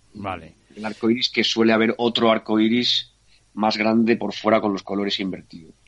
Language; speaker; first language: Spanish; native; Spanish